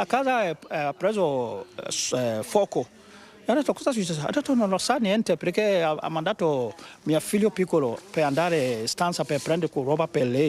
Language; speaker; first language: Italian; non-native, learner; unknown